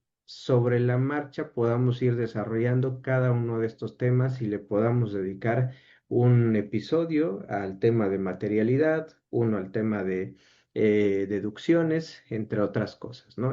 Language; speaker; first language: Spanish; native; Spanish